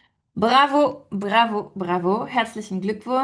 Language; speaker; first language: German; non-native, fluent; French